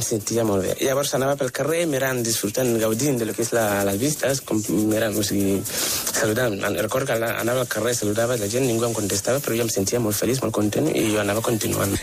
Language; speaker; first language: Catalan; non-native, fluent; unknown